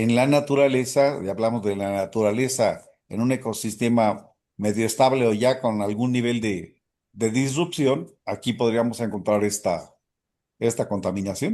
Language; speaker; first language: Spanish; native; Spanish